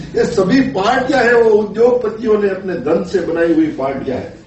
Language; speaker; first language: Hindi; non-native, local second language; Gujarati